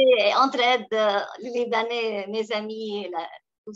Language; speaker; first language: French; non-native, local second language; Arabic